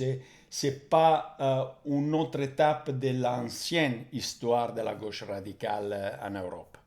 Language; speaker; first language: French; non-native, fluent; Italian